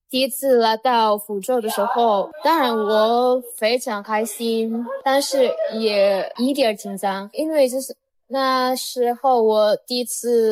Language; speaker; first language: Chinese; non-native, fluent; Indonesian